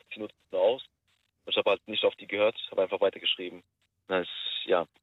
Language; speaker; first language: German; early bilingual, other home language; Turkish